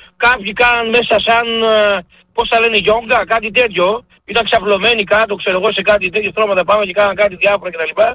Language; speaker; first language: Greek; native; Greek